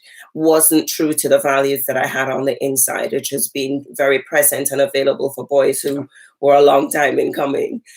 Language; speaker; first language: English; native; English